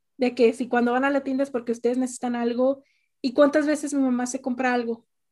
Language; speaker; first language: Spanish; early bilingual, heritage; Spanish